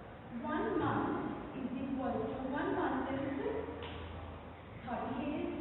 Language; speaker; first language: English; non-native, local second language; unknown